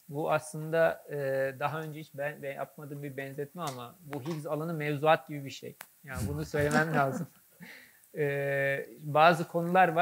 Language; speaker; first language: Turkish; native; Turkish